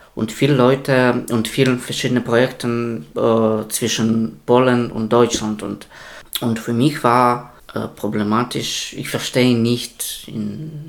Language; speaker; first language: German; non-native, learner; Russian